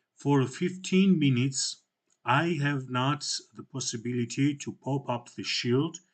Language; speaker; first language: English; non-native, fluent; Georgian